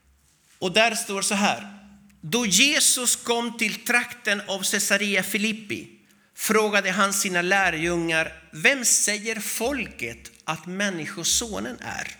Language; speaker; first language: Swedish; non-native, fluent; Spanish